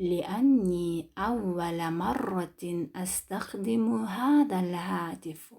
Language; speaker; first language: Arabic; non-native, learner; Kyrgyz